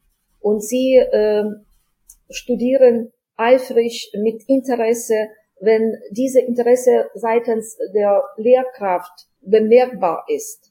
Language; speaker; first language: German; non-native, fluent; Ukrainian